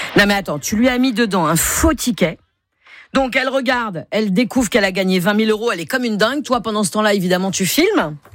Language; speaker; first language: French; native; French